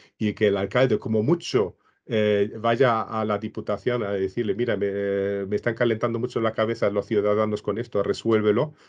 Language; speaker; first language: Spanish; non-native, fluent; German